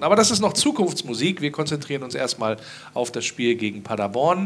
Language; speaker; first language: German; native; German